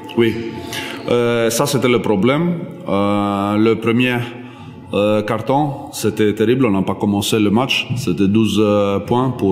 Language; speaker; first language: French; non-native, learner; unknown